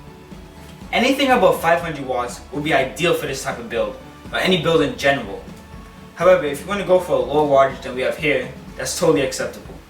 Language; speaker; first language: English; native; English